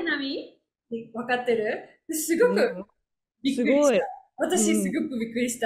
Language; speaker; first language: Japanese; non-native, learner; Spanish